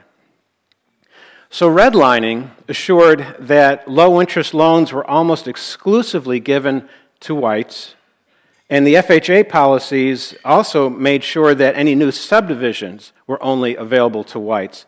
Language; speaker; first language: English; native; English